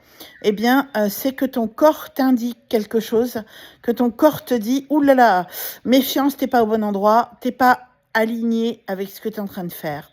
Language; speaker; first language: French; native; French